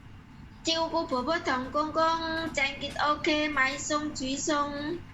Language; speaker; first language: Cantonese; non-native, learner; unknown